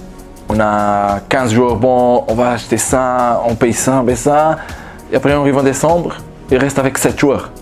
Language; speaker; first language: French; non-native, fluent; Portuguese